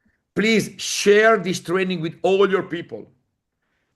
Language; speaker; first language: English; non-native, fluent; Italian